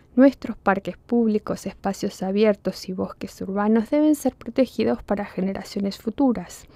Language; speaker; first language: Spanish; early bilingual, heritage; Spanish